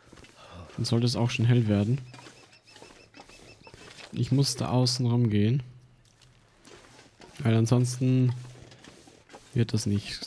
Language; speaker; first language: German; native; German